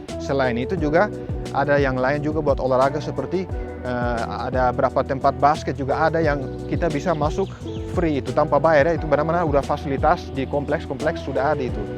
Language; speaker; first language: Indonesian; non-native, fluent; Dutch